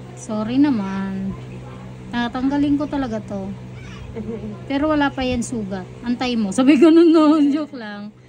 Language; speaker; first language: Filipino; native; Filipino